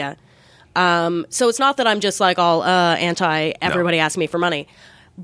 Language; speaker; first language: English; native; English